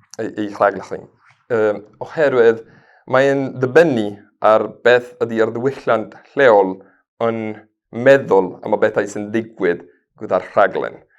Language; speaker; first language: Welsh; non-native, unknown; Spanish